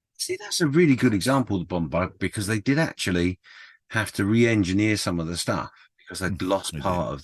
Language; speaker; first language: English; native; English